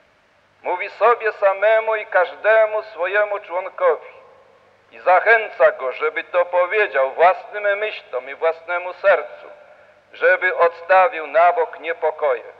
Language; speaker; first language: Polish; native; Polish